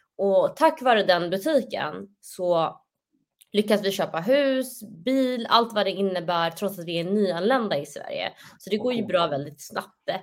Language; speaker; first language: Swedish; early bilingual, other home language; Somali